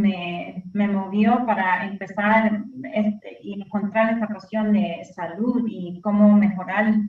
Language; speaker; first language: Spanish; early bilingual, heritage; Spanish